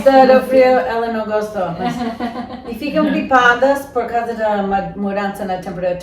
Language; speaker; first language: Portuguese; non-native, fluent; English